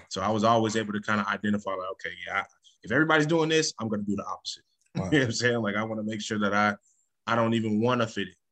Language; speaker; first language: English; native; English